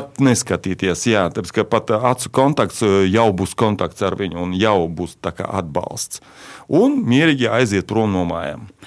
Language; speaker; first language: Latvian; non-native, local second language; Russian